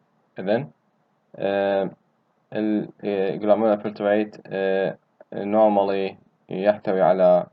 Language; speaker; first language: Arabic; native; Arabic